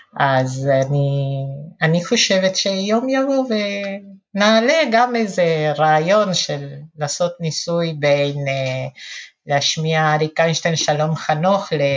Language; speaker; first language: Hebrew; non-native, fluent; Spanish